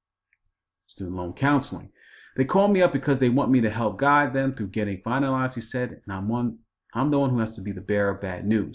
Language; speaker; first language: English; native; English